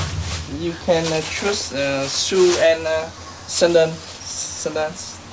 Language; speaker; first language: English; non-native, learner; Vietnamese